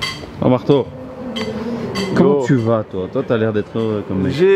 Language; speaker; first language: French; native; French